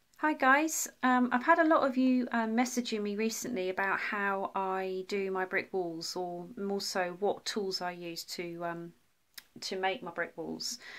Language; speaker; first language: English; native; English